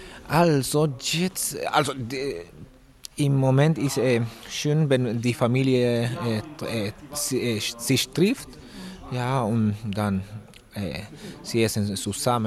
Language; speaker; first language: German; non-native, learner; Spanish